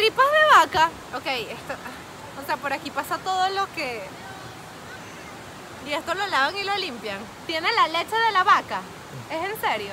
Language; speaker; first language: Spanish; native; Spanish